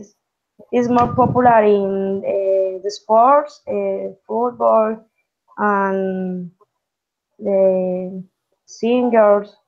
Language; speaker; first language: English; non-native, learner; Spanish